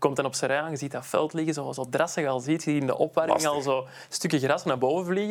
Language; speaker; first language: Dutch; native; Dutch